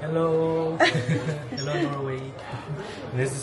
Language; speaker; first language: English; non-native, local second language; Filipino